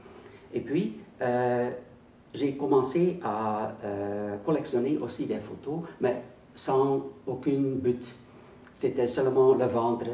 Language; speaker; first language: French; non-native, local second language; Dutch